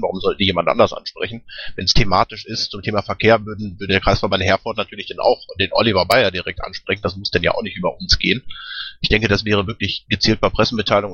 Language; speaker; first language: German; native; German